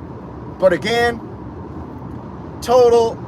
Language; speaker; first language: English; native; English